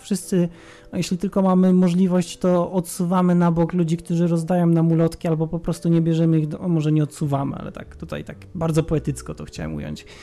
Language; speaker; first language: Polish; native; Polish